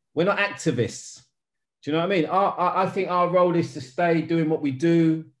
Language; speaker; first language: English; native; English